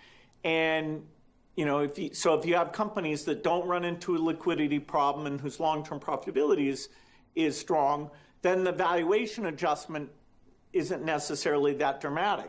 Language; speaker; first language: English; native; English